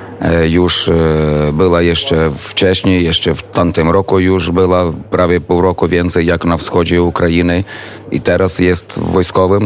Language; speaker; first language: Polish; non-native, learner; Ukrainian